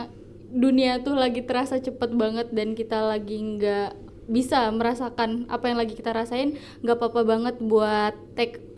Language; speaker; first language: Indonesian; native; Indonesian